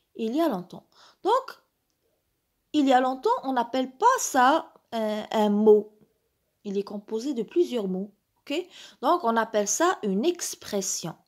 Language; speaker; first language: French; non-native, local second language; Arabic